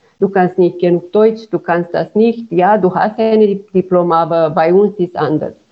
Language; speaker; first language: German; non-native, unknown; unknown